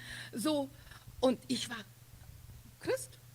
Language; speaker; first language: German; non-native, fluent; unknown